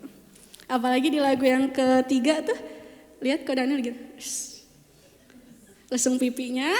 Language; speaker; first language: Indonesian; native; Indonesian